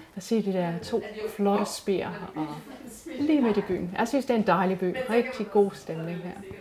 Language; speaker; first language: Danish; non-native, fluent; English